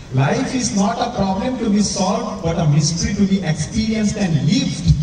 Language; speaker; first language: English; non-native, local second language; Marathi